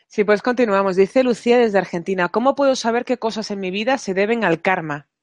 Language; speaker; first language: Spanish; native; Spanish